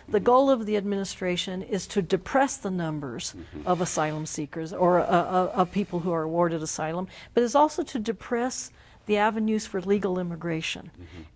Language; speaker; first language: English; native; English